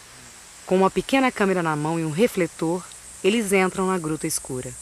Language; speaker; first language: Portuguese; native; Portuguese